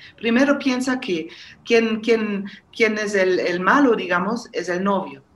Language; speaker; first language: Spanish; non-native, fluent; German